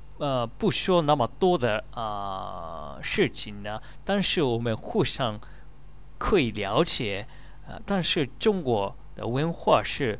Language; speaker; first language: Chinese; non-native, learner; Japanese